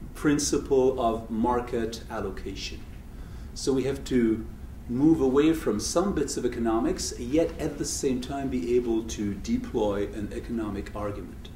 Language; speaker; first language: English; non-native, fluent; French